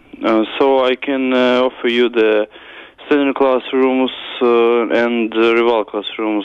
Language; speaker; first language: English; non-native, learner; Russian